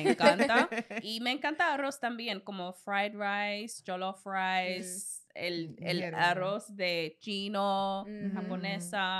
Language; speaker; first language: Spanish; non-native, learner; English